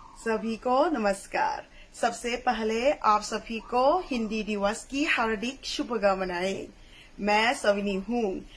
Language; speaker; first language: Hindi; non-native, fluent; Thai